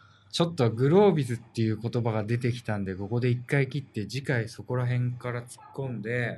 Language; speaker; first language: Japanese; native; Japanese